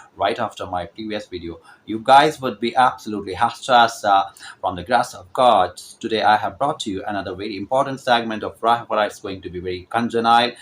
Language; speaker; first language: English; non-native, local second language; Urdu